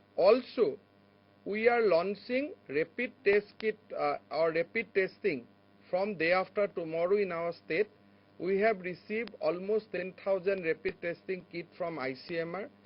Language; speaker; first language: English; non-native, local second language; Assamese